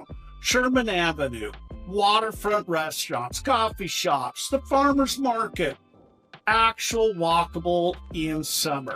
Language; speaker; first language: English; native; English